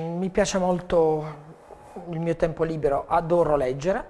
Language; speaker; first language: Italian; native; Italian